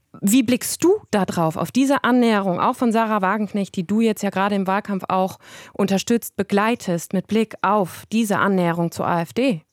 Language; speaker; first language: German; native; German